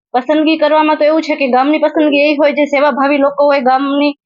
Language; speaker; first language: Gujarati; native; Gujarati